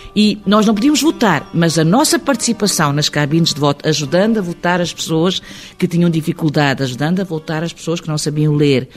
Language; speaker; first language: Portuguese; early bilingual, heritage; Portuguese